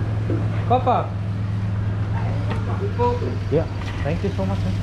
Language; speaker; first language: English; non-native, learner; Filipino